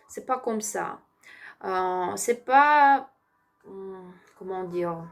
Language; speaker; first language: French; non-native, learner; Ukrainian